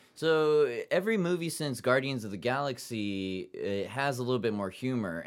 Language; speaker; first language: English; early bilingual, other home language; Japanese